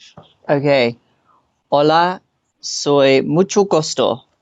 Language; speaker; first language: Spanish; non-native, learner; English